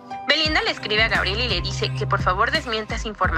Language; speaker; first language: Spanish; native; Spanish